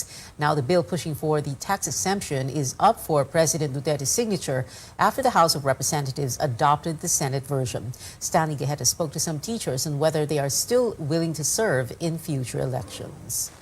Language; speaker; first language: English; non-native, local second language; Filipino